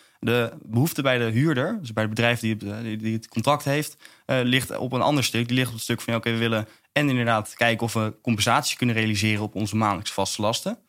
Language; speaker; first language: Dutch; native; Dutch